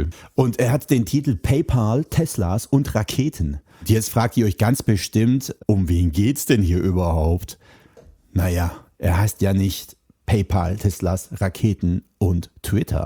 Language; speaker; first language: German; native; German